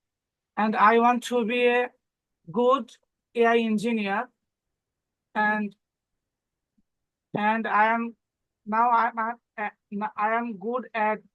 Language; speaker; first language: English; non-native, learner; Bangla